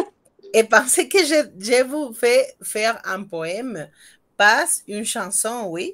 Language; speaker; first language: French; non-native, fluent; Spanish